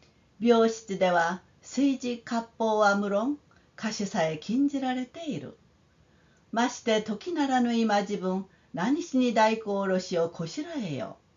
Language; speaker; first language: Japanese; non-native, fluent; Korean